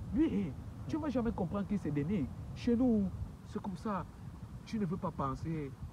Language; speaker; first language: French; native; French